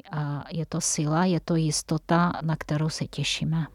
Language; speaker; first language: Czech; non-native, fluent; Tatar